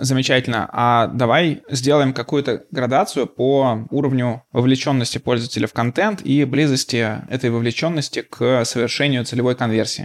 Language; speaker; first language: Russian; native; Russian